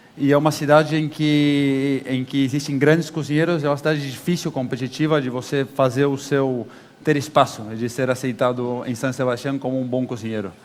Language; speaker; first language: Portuguese; native; Portuguese